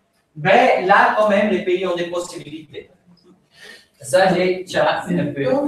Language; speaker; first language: French; non-native, fluent; Swiss German